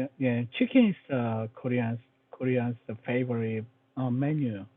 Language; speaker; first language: English; non-native, learner; Korean